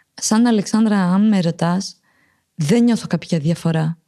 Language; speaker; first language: Greek; early bilingual, other home language; Romanian